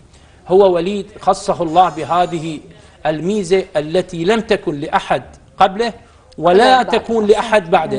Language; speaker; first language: Arabic; native; Arabic